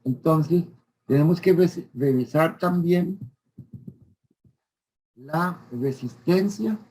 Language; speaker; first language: Spanish; native; Spanish